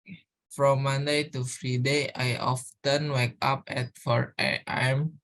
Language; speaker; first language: English; non-native, learner; Indonesian